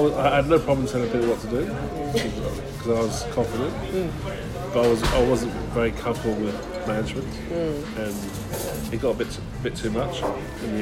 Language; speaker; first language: English; native; English